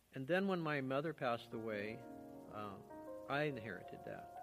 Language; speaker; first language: English; native; English